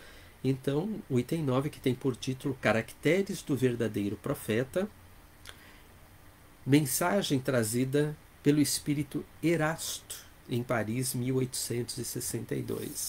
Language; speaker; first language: Portuguese; native; Portuguese